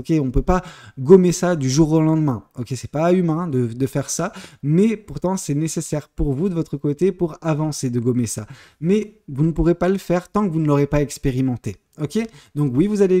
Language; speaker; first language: French; native; French